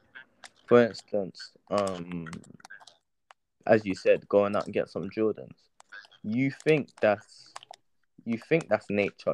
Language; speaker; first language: English; native; English